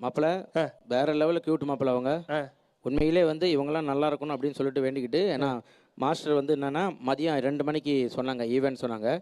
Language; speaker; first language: Tamil; native; Tamil